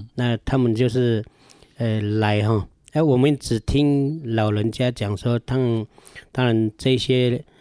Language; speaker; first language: Chinese; non-native, local second language; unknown